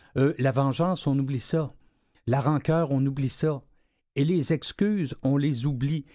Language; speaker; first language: French; native; French